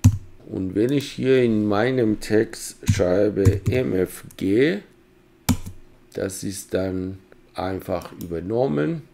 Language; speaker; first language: German; non-native, fluent; Persian